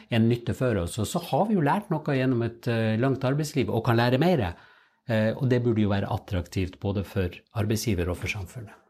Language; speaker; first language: Norwegian; native; Norwegian